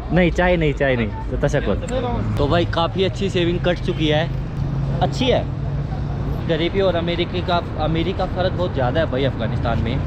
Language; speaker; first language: Hindi; native; Hindi